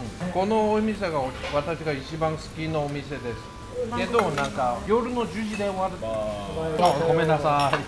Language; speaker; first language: Japanese; non-native, learner; Korean